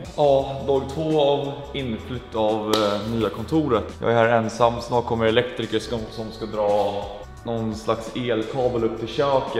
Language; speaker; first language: Swedish; native; Swedish